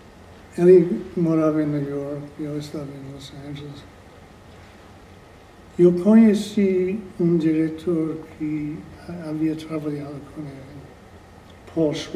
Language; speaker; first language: Portuguese; non-native, fluent; English